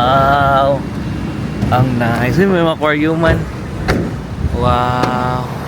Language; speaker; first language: Filipino; non-native, local second language; Waray